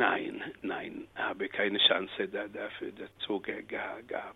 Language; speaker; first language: German; non-native, fluent; Arabic